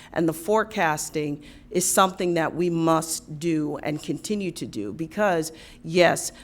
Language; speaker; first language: English; native; English